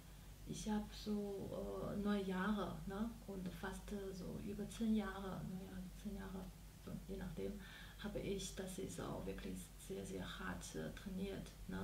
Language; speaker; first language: German; non-native, fluent; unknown